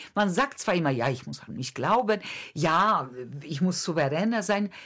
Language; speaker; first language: German; non-native, fluent; Polish